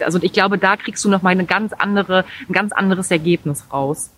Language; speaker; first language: German; native; German